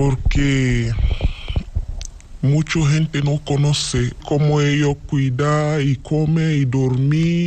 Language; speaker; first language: Spanish; non-native, learner; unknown